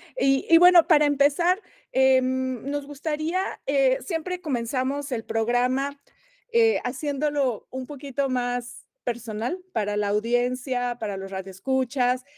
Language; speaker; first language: Spanish; native; Spanish